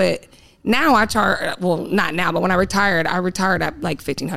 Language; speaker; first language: English; native; English